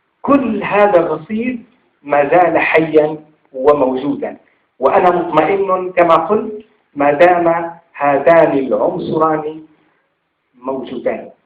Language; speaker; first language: Arabic; native; Arabic